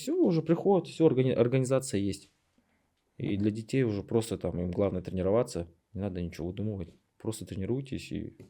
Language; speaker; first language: Russian; native; Russian